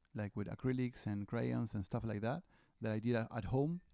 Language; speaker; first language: English; non-native, fluent; Spanish